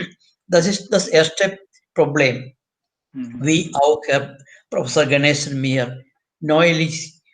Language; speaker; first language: German; non-native, fluent; Malayalam